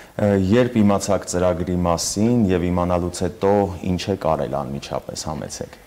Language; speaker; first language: Armenian; native; Armenian